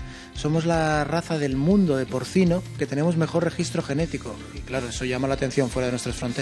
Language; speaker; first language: Spanish; native; Spanish